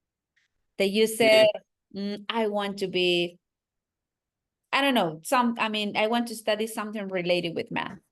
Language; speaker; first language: English; non-native, fluent; Spanish